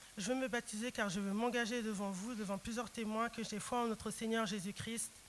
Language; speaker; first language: French; early bilingual, other home language; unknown